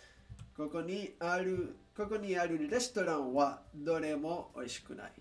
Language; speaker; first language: Japanese; non-native, learner; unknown